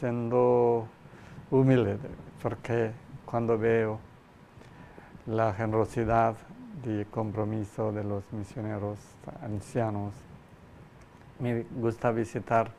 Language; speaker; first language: Spanish; non-native, learner; Malayalam